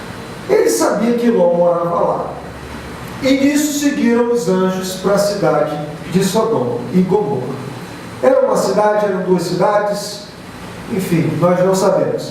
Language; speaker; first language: Portuguese; native; Portuguese